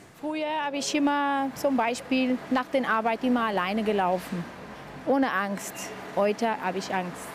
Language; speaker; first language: German; non-native, learner; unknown